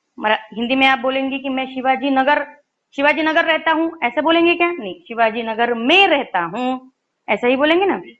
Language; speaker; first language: Hindi; non-native, local second language; Marathi